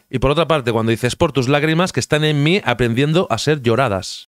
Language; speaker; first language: Spanish; native; Spanish